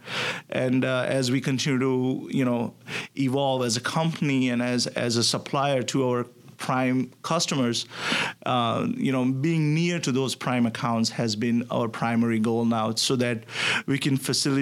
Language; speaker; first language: English; non-native, local second language; Gujarati